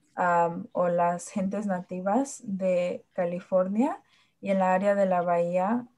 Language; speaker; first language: Spanish; early bilingual, heritage; Spanish